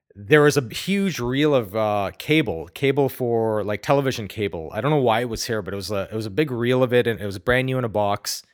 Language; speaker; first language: English; native; English